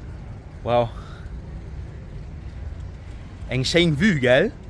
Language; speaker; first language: German; non-native, local second language; Luxembourgish